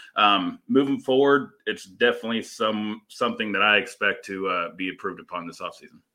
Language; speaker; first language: English; native; English